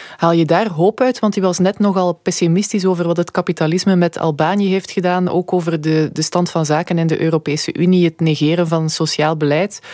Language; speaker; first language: Dutch; native; Dutch